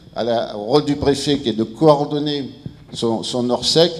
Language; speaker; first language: French; native; French